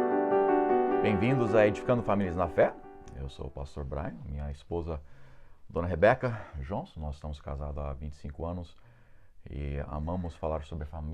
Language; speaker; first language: Portuguese; non-native, fluent; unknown